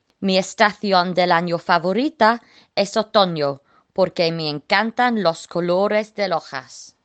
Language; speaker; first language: Spanish; non-native, fluent; English